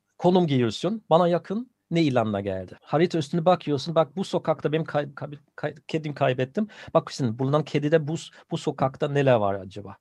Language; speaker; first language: Turkish; non-native, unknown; German